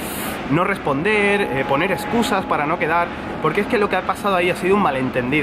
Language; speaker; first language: Spanish; native; Spanish